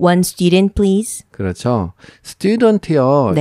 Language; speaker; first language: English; non-native, local second language; Korean